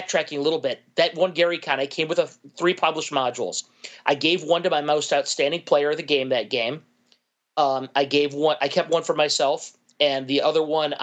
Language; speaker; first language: English; native; English